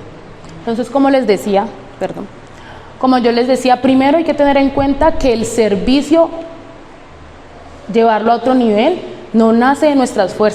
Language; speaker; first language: Spanish; native; Spanish